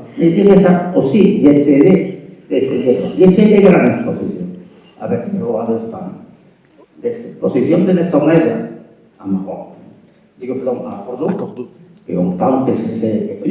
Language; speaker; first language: French; non-native, fluent; Spanish